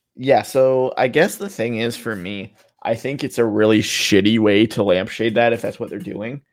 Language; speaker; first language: English; native; English